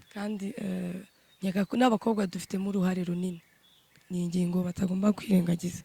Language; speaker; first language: Kinyarwanda; native; Kinyarwanda